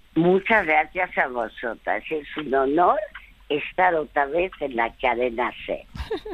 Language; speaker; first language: Spanish; early bilingual, other home language; French